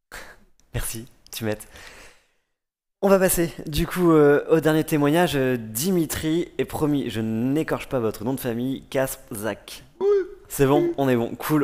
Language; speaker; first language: French; native; French